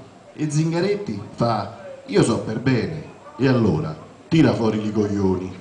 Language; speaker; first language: Italian; native; Italian